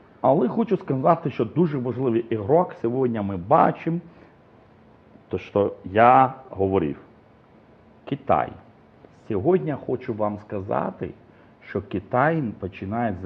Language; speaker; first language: Ukrainian; non-native, fluent; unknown